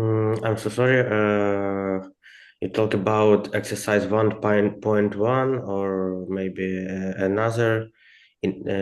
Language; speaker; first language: English; non-native, learner; Ukrainian